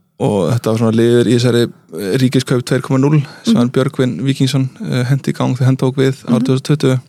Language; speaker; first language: Icelandic; early bilingual, heritage; Icelandic